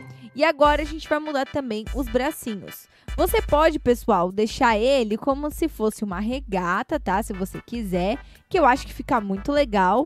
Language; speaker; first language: Portuguese; native; Portuguese